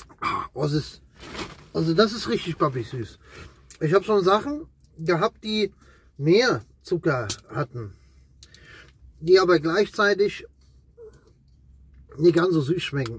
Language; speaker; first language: German; native; German